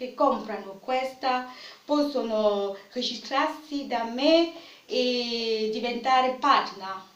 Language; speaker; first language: Italian; non-native, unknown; French